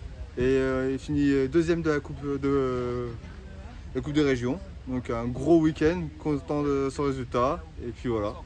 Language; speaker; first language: French; native; French